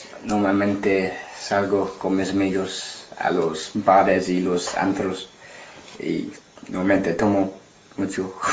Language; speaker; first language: Spanish; non-native, learner; English